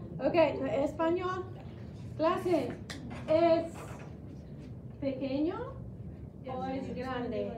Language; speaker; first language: Spanish; non-native, fluent; English